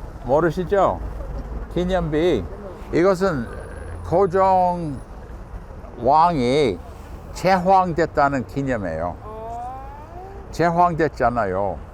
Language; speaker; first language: Korean; non-native, fluent; English